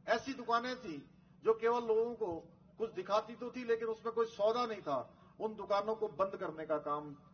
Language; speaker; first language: Hindi; native; Hindi